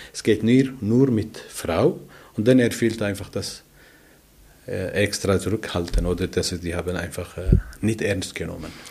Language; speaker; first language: German; non-native, learner; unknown